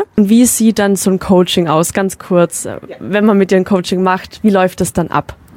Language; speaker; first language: German; native; German